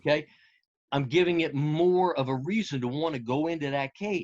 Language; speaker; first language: English; native; English